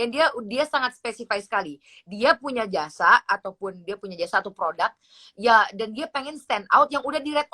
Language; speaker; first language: Indonesian; native; Indonesian